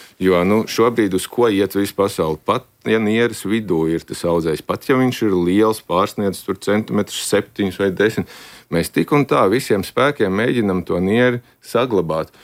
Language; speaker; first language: Latvian; native; Latvian